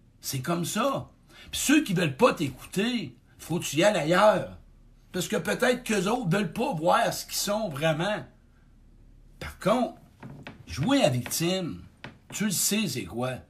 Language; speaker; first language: French; native; French